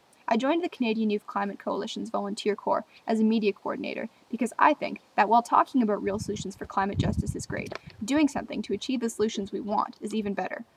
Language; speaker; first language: English; native; English